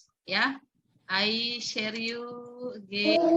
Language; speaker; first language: English; non-native, learner; Indonesian